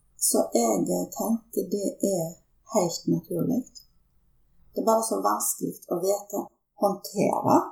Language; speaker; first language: Norwegian; native; Norwegian